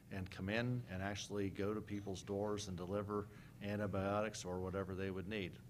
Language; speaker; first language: English; native; English